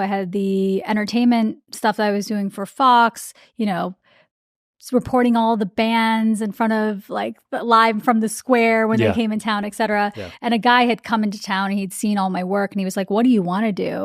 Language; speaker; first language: English; early bilingual, other home language; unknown